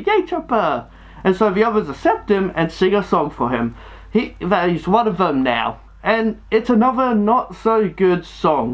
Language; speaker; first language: English; native; English